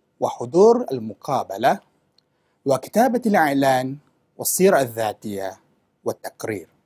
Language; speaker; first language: Arabic; non-native, fluent; Malay